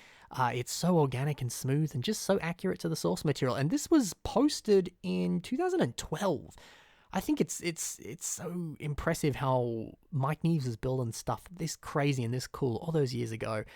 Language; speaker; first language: English; native; English